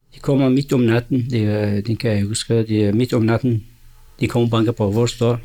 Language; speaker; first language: Danish; non-native, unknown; Kurdish